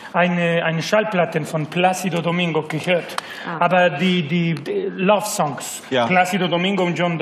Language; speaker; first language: German; non-native, learner; Spanish